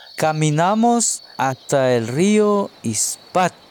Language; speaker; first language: Spanish; native; Spanish